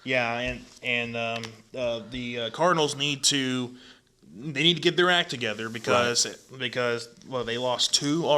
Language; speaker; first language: English; native; English